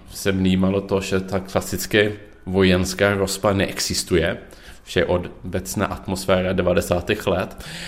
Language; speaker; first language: Czech; non-native, fluent; Swedish